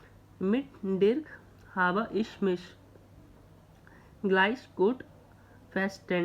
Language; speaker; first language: German; non-native, learner; Hindi